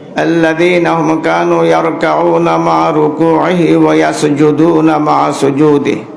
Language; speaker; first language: Arabic; non-native, fluent; Bangla